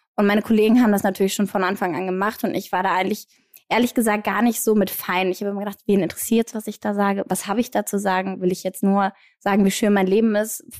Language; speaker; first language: German; early bilingual, other home language; Greek